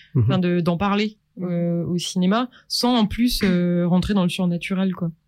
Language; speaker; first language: French; native; French